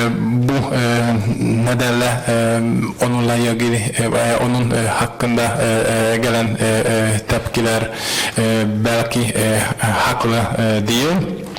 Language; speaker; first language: Turkish; non-native, fluent; Hungarian